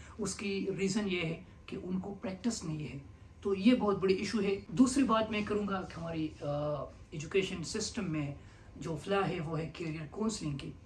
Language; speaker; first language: Urdu; non-native, local second language; Pashto